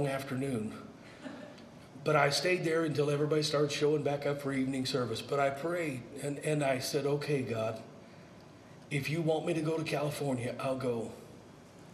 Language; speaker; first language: English; native; English